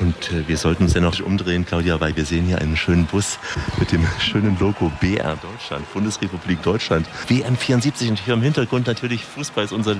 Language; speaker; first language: German; native; German